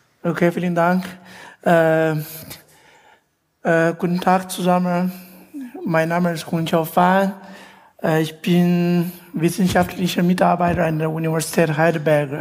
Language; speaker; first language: German; non-native, fluent; Chinese